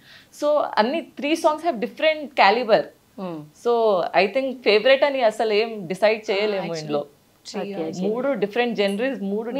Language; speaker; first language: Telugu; non-native, local second language; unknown